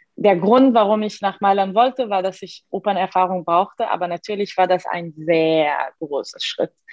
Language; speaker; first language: German; non-native, fluent; Arabic